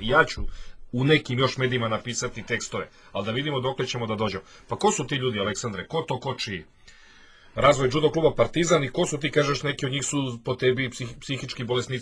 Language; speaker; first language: Serbian; native; Serbian